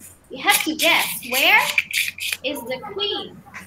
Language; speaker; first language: English; non-native, fluent; Chinese